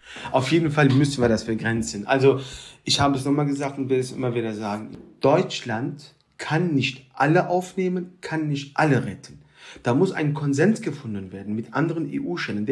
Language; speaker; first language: German; early bilingual, other home language; Turkish